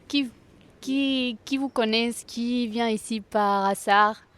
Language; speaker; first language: French; non-native, fluent; Spanish